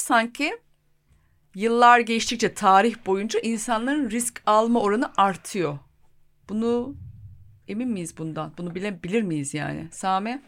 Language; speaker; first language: Turkish; native; Turkish